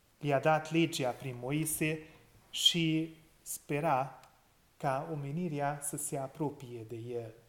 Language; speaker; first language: Romanian; non-native, local second language; Hungarian